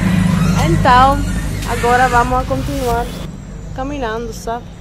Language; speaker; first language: Portuguese; non-native, learner; Spanish